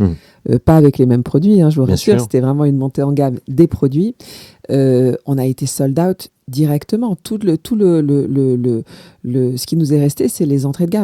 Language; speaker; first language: French; native; French